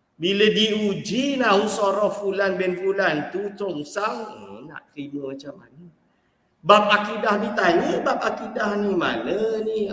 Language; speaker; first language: Malay; native; Malay